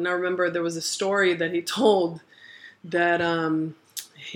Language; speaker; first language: English; early bilingual, other home language; Portuguese